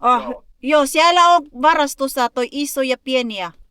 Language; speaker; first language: Finnish; non-native, learner; Filipino